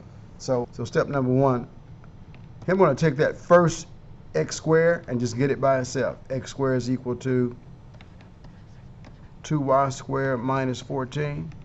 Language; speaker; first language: English; native; English